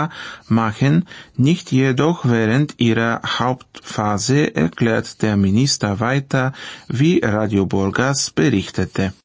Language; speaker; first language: German; non-native, fluent; Bulgarian